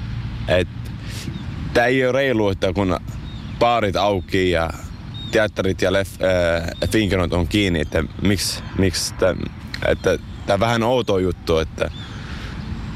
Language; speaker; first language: Finnish; non-native, fluent; Arabic